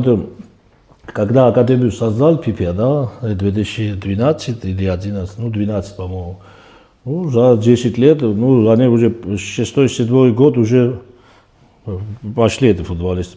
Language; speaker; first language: Russian; non-native, fluent; Georgian